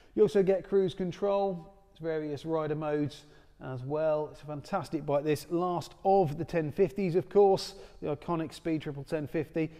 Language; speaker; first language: English; native; English